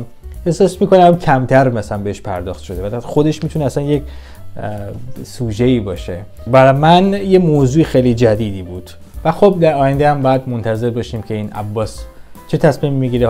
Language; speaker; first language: Persian; native; Persian